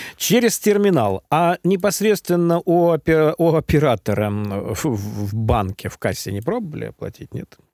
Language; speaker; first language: Russian; native; Russian